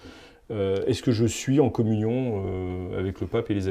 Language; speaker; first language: French; native; French